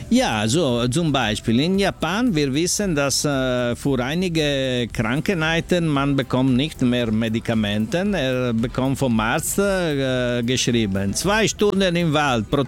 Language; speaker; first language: German; non-native, learner; Italian